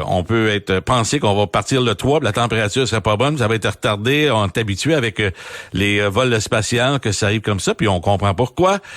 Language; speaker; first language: French; native; French